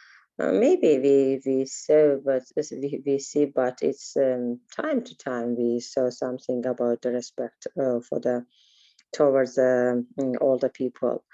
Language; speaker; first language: English; non-native, learner; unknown